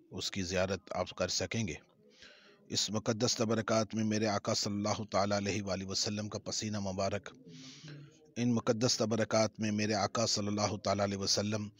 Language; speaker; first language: Urdu; native; Urdu